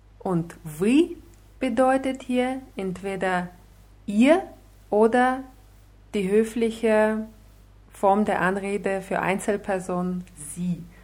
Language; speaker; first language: German; non-native, fluent; Russian